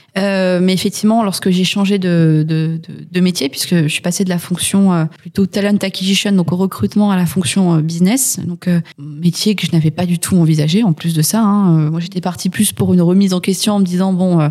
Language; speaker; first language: French; native; French